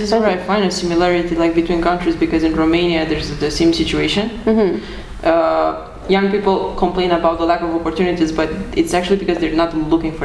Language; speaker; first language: English; non-native, fluent; Romanian